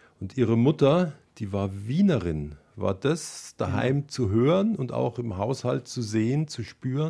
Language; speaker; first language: German; native; German